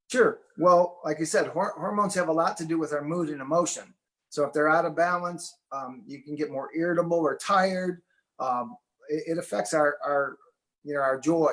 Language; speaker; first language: English; native; English